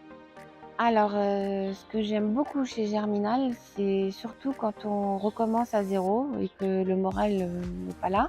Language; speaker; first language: French; native; French